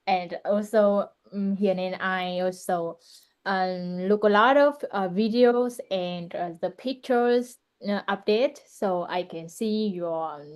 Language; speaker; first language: English; non-native, learner; Vietnamese